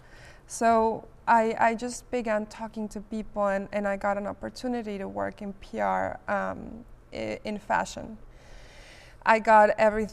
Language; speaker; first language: English; non-native, fluent; Spanish